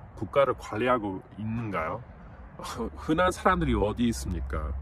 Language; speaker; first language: Korean; non-native, fluent; English